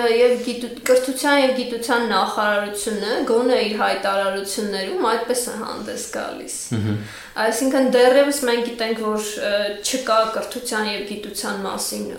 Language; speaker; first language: Armenian; native; Armenian